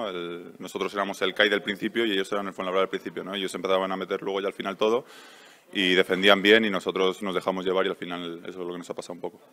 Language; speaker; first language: Spanish; native; Spanish